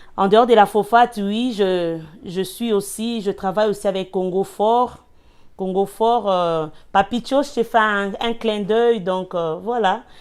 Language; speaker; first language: French; non-native, local second language; Lingala